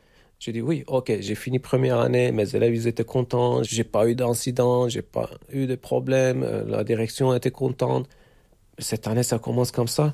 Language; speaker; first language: French; non-native, fluent; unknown